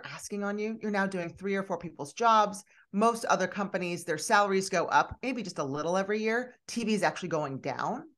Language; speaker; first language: English; native; English